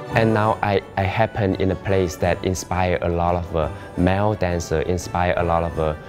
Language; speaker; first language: English; non-native, fluent; Chinese